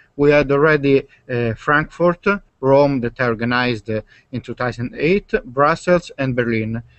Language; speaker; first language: English; non-native, learner; Italian